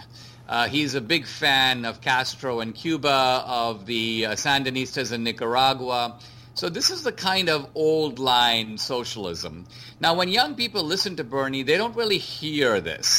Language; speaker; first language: English; non-native, local second language; Konkani